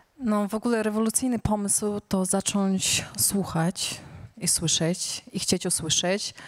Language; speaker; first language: Polish; non-native, fluent; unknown